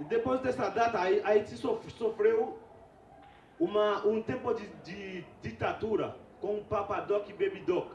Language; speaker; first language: Portuguese; non-native, fluent; Haitian Creole